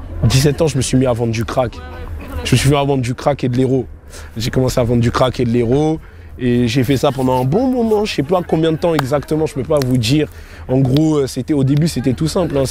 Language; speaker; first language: French; native; French